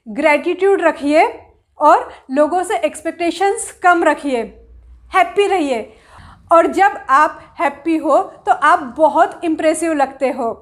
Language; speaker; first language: Hindi; non-native, local second language; Marathi